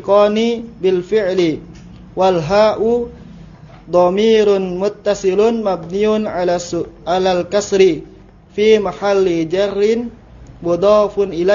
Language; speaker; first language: Arabic; non-native, learner; Indonesian